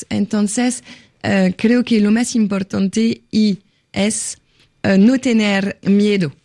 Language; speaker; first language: Spanish; non-native, fluent; French